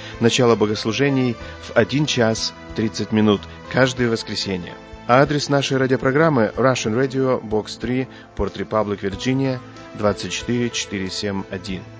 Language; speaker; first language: Russian; native; Russian